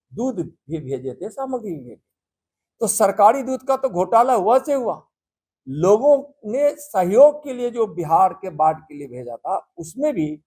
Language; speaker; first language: Hindi; native; Hindi